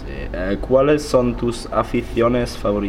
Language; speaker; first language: Spanish; non-native, learner; German